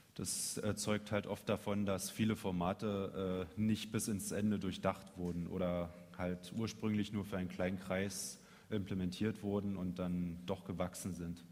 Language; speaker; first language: German; native; German